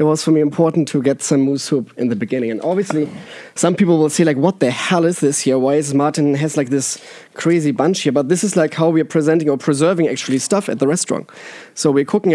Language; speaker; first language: English; non-native, fluent; German